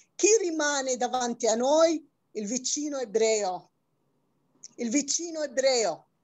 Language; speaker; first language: Italian; non-native, fluent; Arabic